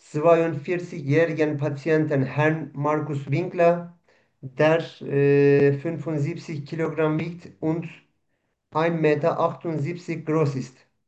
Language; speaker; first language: German; non-native, fluent; Turkish